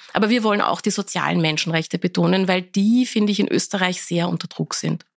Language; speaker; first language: German; early bilingual, other home language; Persian